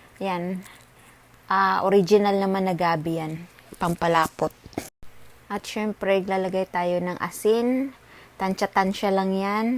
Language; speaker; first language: Filipino; non-native, local second language; Cebuano